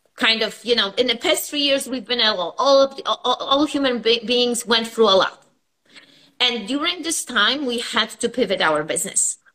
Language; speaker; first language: English; non-native, fluent; Polish